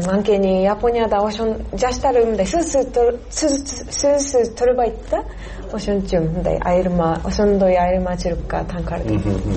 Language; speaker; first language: Kyrgyz; non-native, learner; Japanese